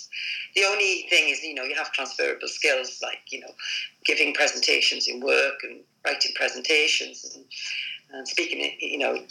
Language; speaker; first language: English; native; English